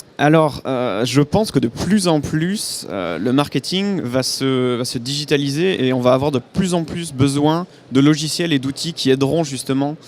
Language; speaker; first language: French; native; French